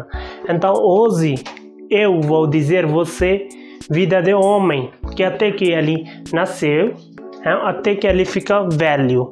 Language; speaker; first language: Portuguese; non-native, learner; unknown